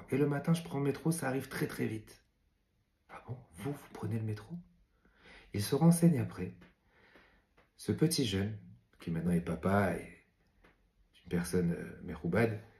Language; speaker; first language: French; native; French